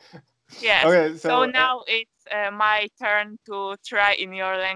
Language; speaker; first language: English; non-native, fluent; Polish